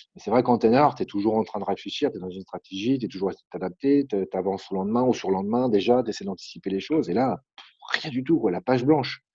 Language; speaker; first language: French; native; French